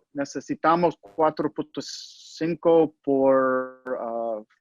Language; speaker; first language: Spanish; non-native, learner; English